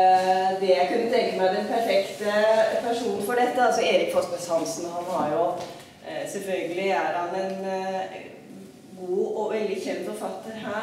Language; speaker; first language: Norwegian; non-native, fluent; Italian